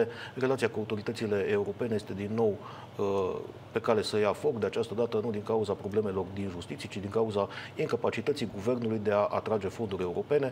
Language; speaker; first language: Romanian; native; Romanian